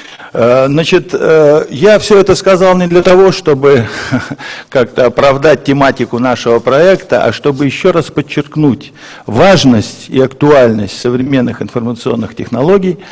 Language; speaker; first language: Russian; native; Russian